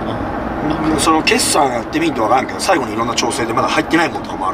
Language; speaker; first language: Japanese; native; Japanese